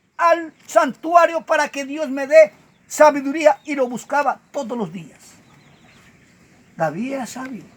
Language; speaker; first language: Spanish; native; Spanish